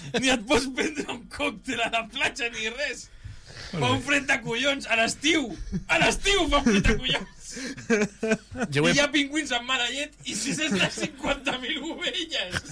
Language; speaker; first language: Catalan; non-native, local second language; Spanish